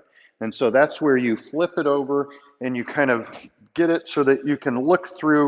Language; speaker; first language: English; native; English